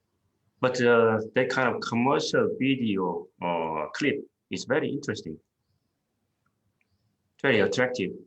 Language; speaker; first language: English; non-native, fluent; Korean